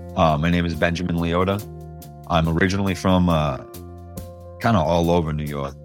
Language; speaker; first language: English; early bilingual, other home language; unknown